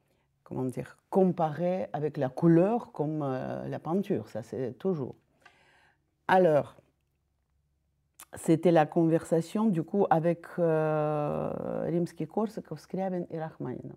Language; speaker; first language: French; non-native, fluent; Russian